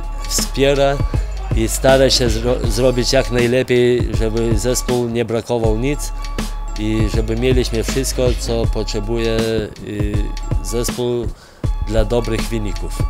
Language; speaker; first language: Polish; non-native, fluent; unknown